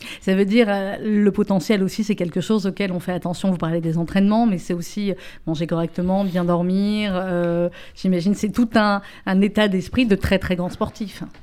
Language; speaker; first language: French; native; French